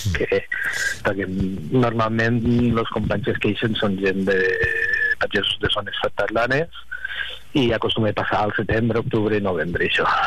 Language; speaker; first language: Catalan; native; Catalan